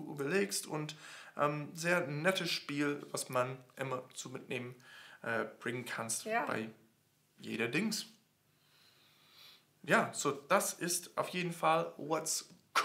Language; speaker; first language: German; non-native, fluent; English